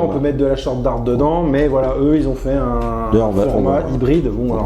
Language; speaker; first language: French; native; French